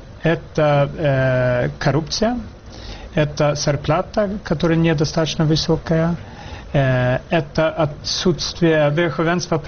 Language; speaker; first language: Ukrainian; non-native, learner; Swedish